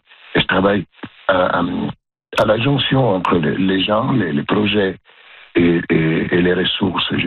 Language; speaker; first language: French; non-native, fluent; Italian